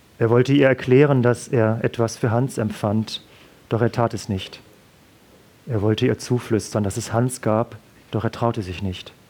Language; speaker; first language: German; native; German